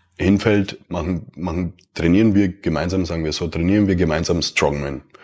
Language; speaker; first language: German; early bilingual, other home language; Romanian